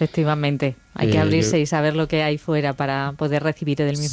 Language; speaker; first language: Spanish; native; Spanish